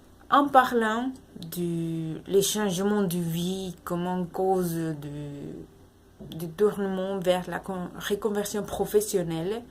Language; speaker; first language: French; non-native, learner; Spanish